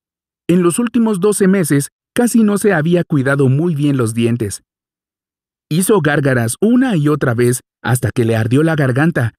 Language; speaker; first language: Spanish; native; Spanish